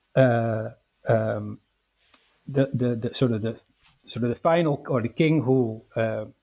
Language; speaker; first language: English; non-native, fluent; Dutch